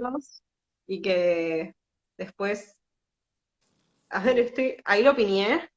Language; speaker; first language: Spanish; native; Spanish